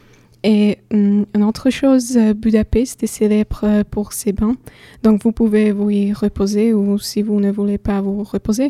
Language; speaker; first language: French; non-native, fluent; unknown